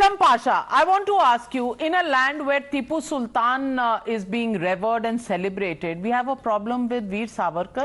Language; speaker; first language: English; non-native, local second language; Hindi